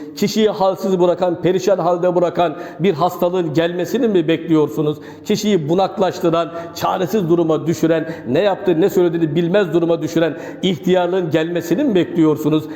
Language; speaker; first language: Turkish; native; Turkish